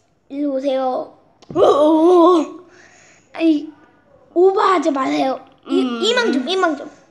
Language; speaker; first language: Korean; early bilingual, heritage; Korean